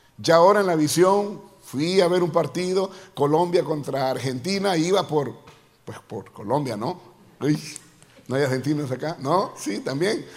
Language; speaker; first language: Spanish; native; Spanish